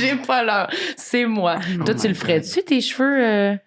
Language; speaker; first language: French; native; French